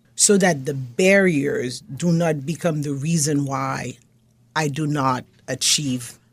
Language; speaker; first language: English; non-native, fluent; Haitian Creole